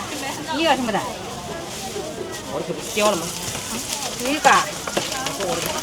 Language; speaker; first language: Chinese; native; Chinese